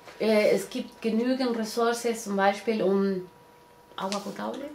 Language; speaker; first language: German; non-native, learner; Spanish